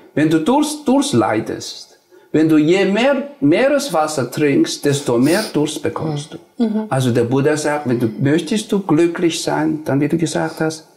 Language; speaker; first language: German; non-native, fluent; Nepali